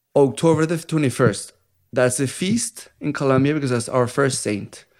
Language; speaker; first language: English; non-native, fluent; Spanish